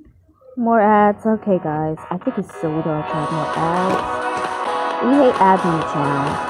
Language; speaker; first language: English; native; English